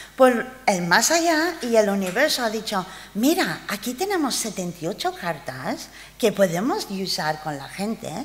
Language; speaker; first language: Spanish; non-native, fluent; English